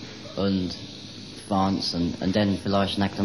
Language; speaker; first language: German; non-native, learner; English